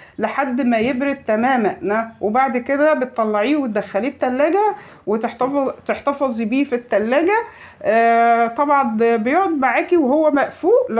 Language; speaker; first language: Arabic; native; Arabic